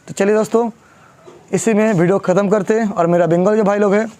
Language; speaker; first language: Hindi; non-native, local second language; Bangla